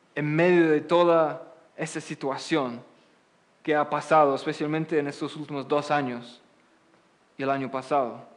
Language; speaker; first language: Spanish; non-native, fluent; English